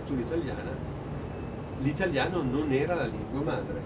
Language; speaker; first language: Italian; native; Italian